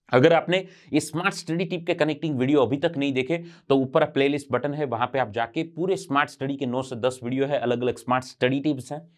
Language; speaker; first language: Hindi; non-native, local second language; Gujarati